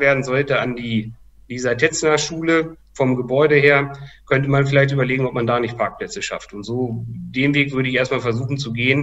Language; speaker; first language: German; native; German